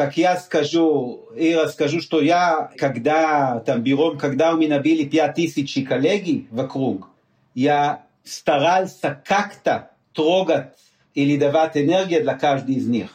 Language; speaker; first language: Russian; non-native, learner; Hebrew